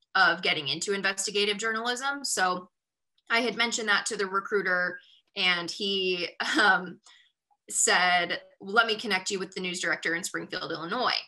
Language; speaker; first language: English; native; English